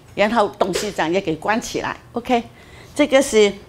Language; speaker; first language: Chinese; non-native, fluent; Cantonese